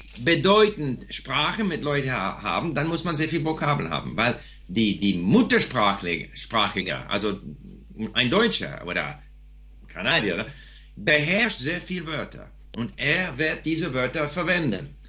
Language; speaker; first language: German; non-native, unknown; English